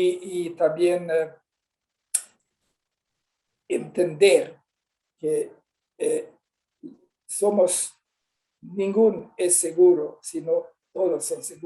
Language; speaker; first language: Spanish; non-native, fluent; Swedish